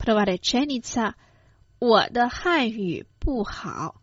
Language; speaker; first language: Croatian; non-native, fluent; Chinese